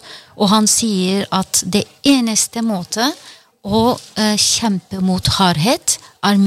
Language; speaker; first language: Norwegian; non-native, fluent; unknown